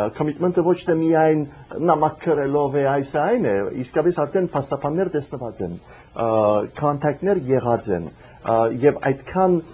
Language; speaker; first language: Armenian; early bilingual, heritage; Armenian